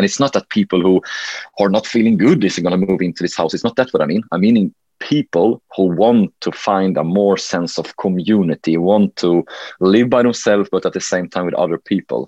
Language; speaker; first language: English; non-native, fluent; Swedish